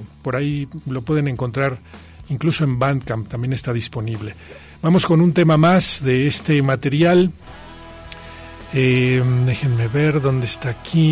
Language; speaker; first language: Spanish; native; Spanish